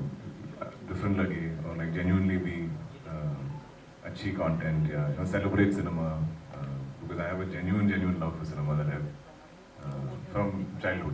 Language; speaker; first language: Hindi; non-native, local second language; Malayalam